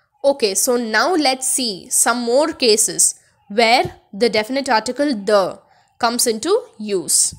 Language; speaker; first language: English; non-native, local second language; Tamil